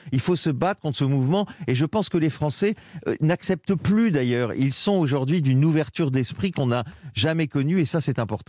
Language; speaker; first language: French; native; French